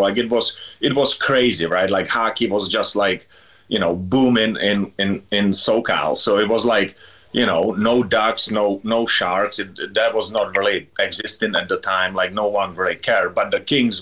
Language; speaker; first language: English; non-native, fluent; Czech